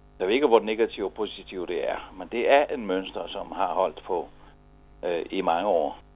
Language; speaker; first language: Danish; non-native, fluent; Italian